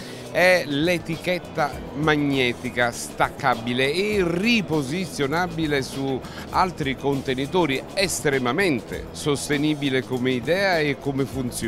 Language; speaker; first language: Italian; native; Italian